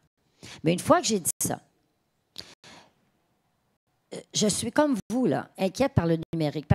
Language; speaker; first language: French; native; French